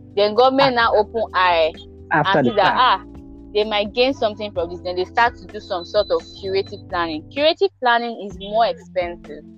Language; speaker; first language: English; non-native, local second language; Yoruba